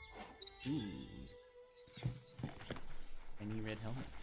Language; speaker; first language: English; native; English